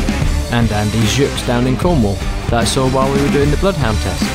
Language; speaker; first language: English; native; English